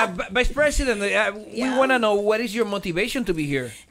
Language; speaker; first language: English; non-native, learner; Spanish